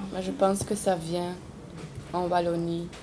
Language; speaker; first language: French; non-native, local second language; Dutch